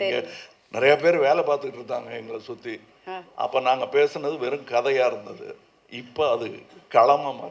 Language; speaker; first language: Tamil; native; Tamil